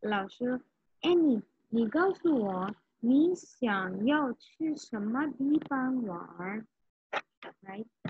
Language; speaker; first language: Chinese; non-native, fluent; Urdu